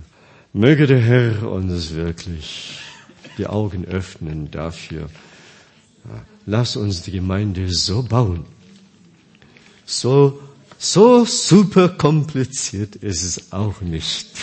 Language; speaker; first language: German; non-native, fluent; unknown